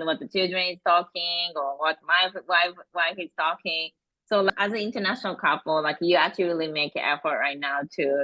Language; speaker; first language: English; non-native, fluent; Japanese